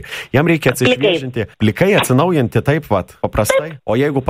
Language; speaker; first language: Lithuanian; native; Lithuanian